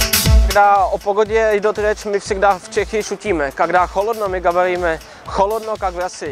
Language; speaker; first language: Russian; non-native, learner; Czech